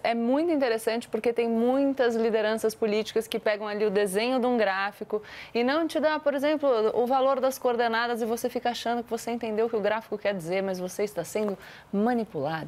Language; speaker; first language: Portuguese; native; Portuguese